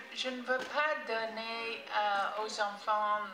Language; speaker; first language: French; non-native, fluent; English